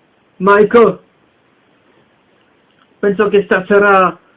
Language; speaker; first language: Italian; early bilingual, heritage; French